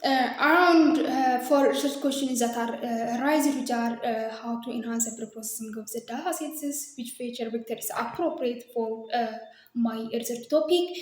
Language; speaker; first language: English; non-native, local second language; Amharic